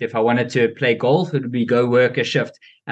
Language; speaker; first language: English; native; English